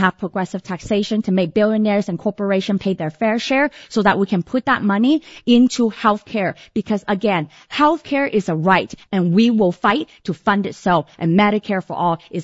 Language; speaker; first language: English; early bilingual, other home language; Cantonese